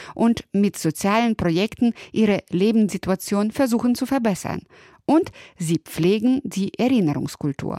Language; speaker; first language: German; native; German